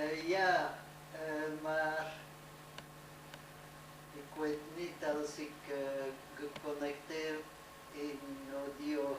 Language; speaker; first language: Dutch; non-native, learner; French